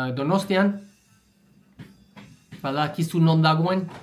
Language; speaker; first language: Basque; non-native, learner; English